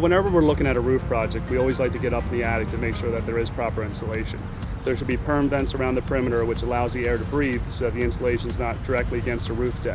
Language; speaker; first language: English; native; English